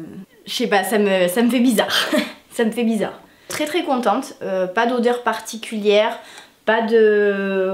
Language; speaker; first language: French; native; French